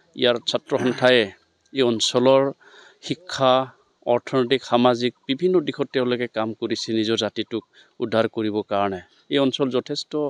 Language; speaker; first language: Assamese; non-native, local second language; Bodo